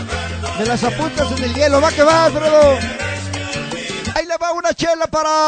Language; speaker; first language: Spanish; native; Spanish